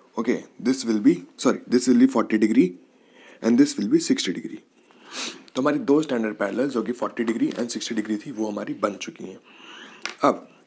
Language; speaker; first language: Hindi; native; Hindi